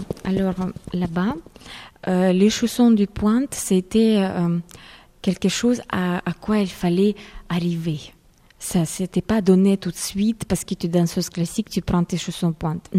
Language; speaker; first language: French; non-native, fluent; Ukrainian